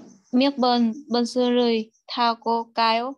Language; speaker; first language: Korean; non-native, learner; Vietnamese